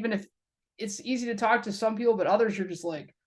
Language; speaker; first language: English; native; English